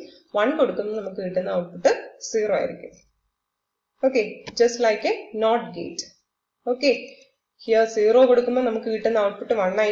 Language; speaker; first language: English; non-native, local second language; Malayalam